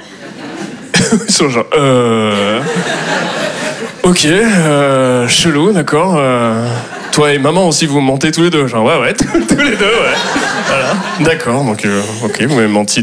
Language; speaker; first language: French; native; French